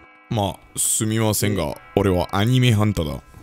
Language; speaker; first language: Japanese; non-native, learner; English